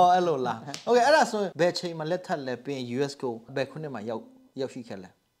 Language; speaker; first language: Burmese; non-native, local second language; S'gaw Karen